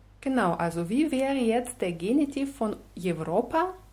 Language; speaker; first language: German; non-native, fluent; Russian